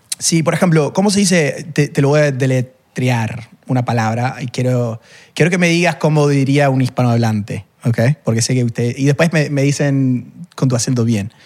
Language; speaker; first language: Spanish; non-native, fluent; English